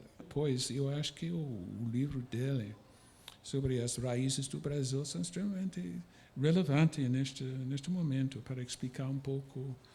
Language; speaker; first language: Portuguese; non-native, fluent; English